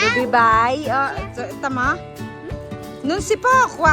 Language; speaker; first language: Italian; non-native, learner; Filipino